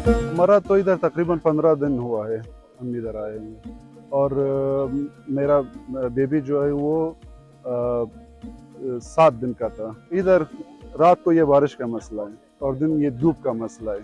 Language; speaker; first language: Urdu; non-native, learner; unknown